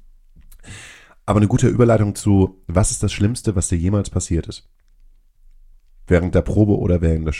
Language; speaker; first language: German; native; German